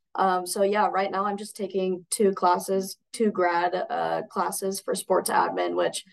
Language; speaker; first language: English; native; English